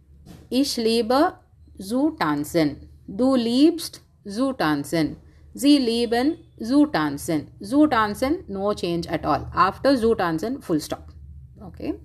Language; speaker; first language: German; non-native, fluent; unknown